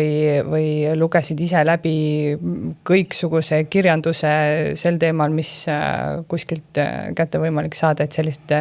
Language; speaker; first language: Estonian; native; Estonian